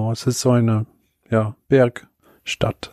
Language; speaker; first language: German; non-native, fluent; Bulgarian